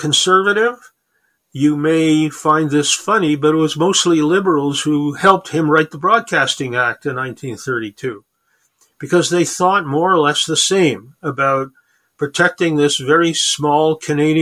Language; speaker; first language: English; native; English